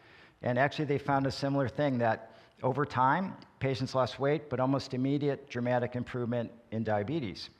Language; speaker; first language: English; native; English